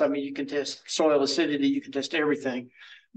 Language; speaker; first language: English; native; English